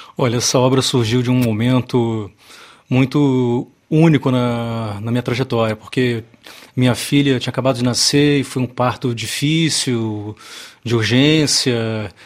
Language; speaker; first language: Portuguese; native; Portuguese